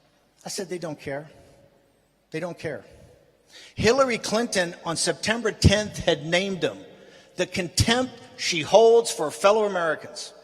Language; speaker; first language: English; native; English